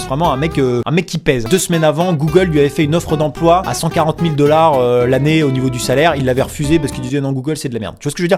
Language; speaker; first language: French; native; French